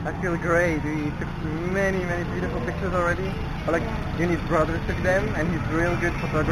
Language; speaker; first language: English; non-native, fluent; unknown